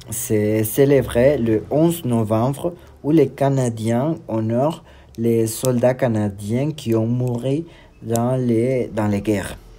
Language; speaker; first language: French; non-native, learner; Spanish